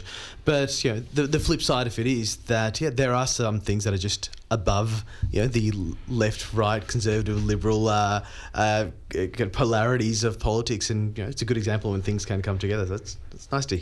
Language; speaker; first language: English; non-native, local second language; Hindi